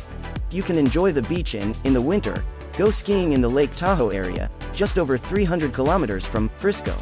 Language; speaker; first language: English; non-native, learner; French